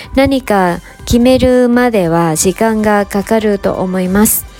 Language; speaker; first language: Japanese; non-native, fluent; Vietnamese